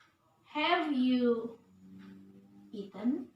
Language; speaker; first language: English; non-native, learner; Indonesian